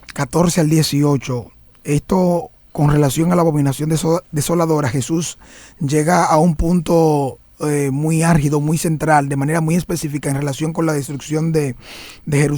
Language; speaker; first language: Spanish; native; Spanish